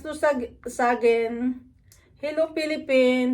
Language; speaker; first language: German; non-native, learner; Filipino